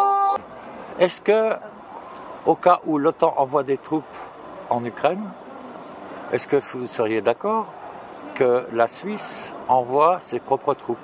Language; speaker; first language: French; native; French